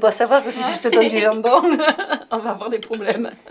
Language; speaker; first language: French; native; French